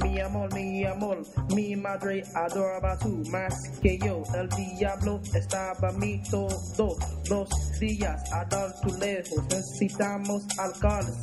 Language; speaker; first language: Spanish; non-native, learner; English